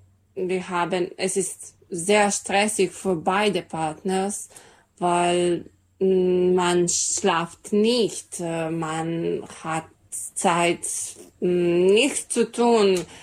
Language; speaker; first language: German; non-native, fluent; Serbian